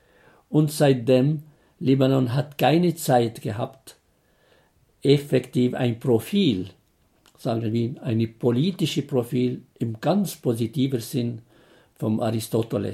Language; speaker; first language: German; non-native, fluent; Arabic